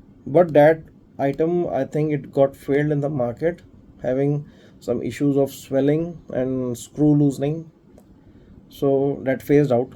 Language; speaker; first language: English; non-native, local second language; Hindi